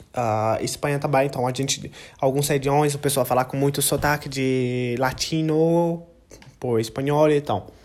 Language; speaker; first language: Portuguese; non-native, learner; English